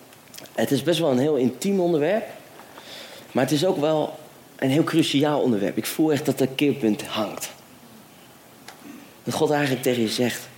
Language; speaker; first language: Dutch; native; Dutch